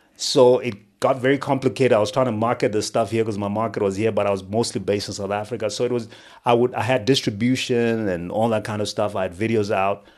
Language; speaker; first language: English; non-native, local second language; Shona